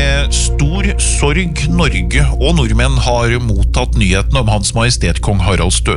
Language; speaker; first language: Norwegian; native; Norwegian